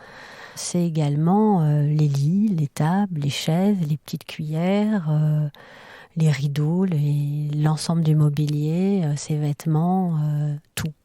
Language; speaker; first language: French; native; French